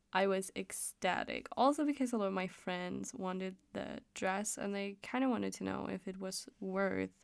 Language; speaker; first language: English; non-native, fluent; Danish